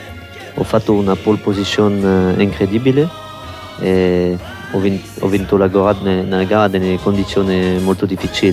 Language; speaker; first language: Italian; non-native, fluent; French